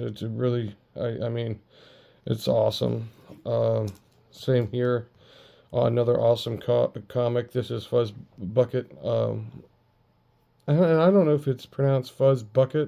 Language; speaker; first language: English; native; English